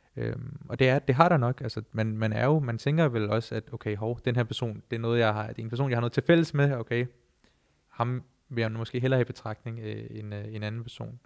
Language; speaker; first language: Danish; early bilingual, other home language; Punjabi